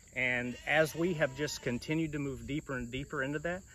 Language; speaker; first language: English; native; English